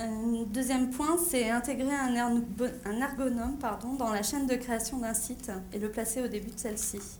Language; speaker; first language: French; native; French